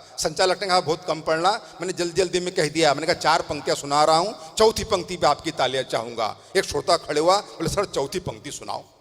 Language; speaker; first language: Hindi; non-native, local second language; Tamil